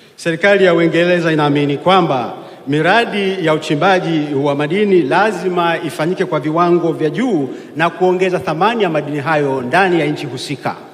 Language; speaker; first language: Swahili; native; Swahili